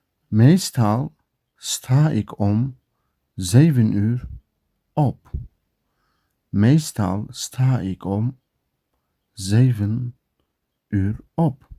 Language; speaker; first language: Dutch; non-native, learner; Turkish